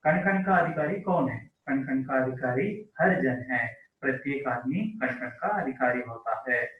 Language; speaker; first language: Hindi; non-native, local second language; Telugu